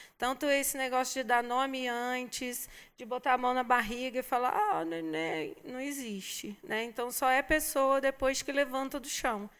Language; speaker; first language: Portuguese; native; Portuguese